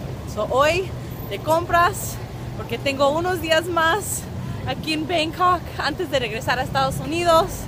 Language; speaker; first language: Spanish; early bilingual, other home language; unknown